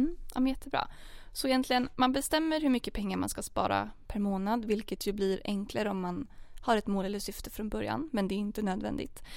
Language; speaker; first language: Swedish; native; Swedish